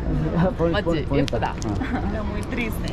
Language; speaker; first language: Korean; native; Korean